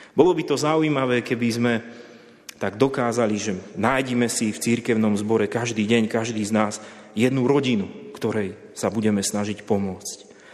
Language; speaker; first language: Slovak; native; Slovak